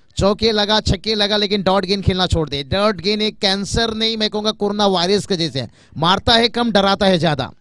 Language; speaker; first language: Hindi; non-native, local second language; Marathi